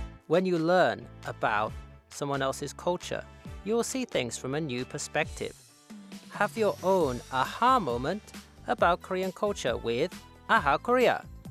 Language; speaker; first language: English; native; English